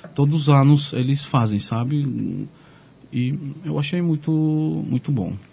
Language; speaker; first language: Portuguese; non-native, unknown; Georgian